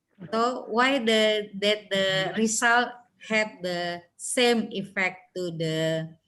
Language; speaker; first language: English; non-native, learner; Indonesian